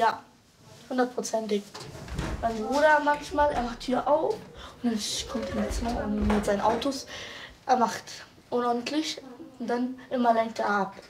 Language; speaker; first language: German; early bilingual, other home language; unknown